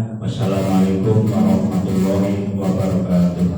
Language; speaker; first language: Indonesian; native; Indonesian